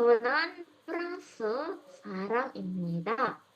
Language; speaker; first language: Korean; non-native, fluent; Indonesian